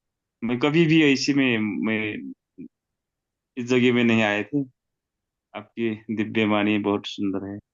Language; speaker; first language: Hindi; non-native, learner; Nepali